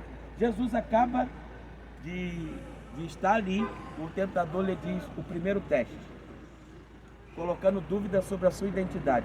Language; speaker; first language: Portuguese; native; Portuguese